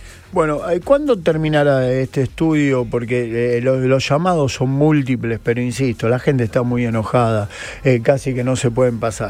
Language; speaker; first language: Spanish; native; Spanish